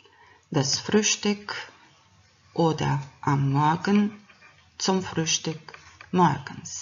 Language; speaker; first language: German; non-native, fluent; Croatian